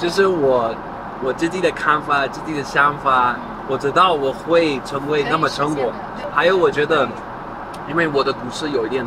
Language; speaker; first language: Chinese; non-native, fluent; Dutch